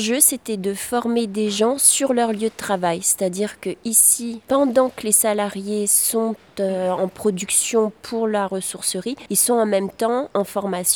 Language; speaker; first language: French; native; French